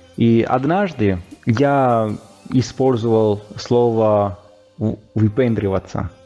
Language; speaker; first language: Russian; non-native, fluent; Italian